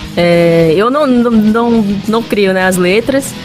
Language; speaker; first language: Portuguese; native; Portuguese